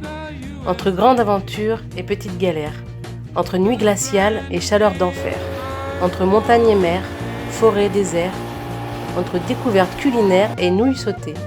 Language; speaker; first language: French; native; French